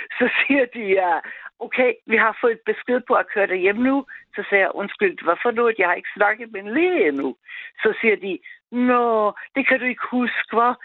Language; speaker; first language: Danish; non-native, fluent; German